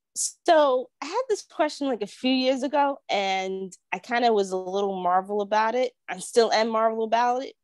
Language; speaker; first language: English; native; English